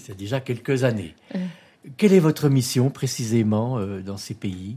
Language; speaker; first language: French; native; French